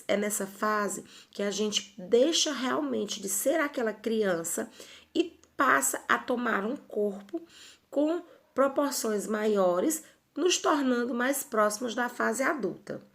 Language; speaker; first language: Portuguese; native; Portuguese